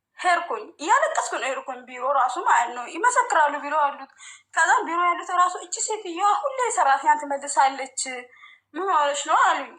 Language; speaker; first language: Amharic; non-native, local second language; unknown